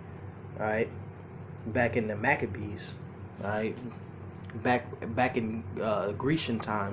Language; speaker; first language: English; native; English